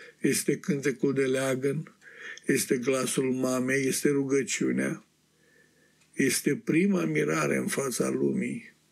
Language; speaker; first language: Romanian; native; Romanian